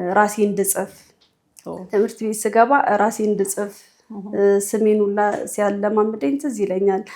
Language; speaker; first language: Amharic; native; Amharic